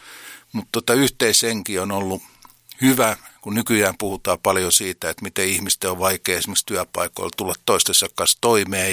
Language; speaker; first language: Finnish; native; Finnish